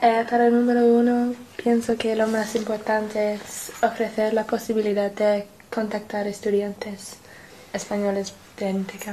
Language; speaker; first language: Spanish; non-native, learner; English